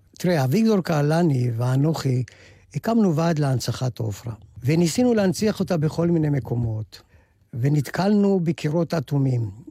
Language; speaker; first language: Hebrew; native; Hebrew